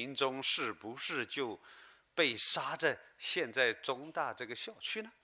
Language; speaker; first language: Chinese; native; Chinese